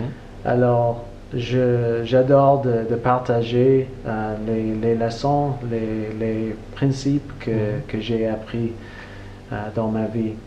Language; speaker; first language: French; non-native, learner; English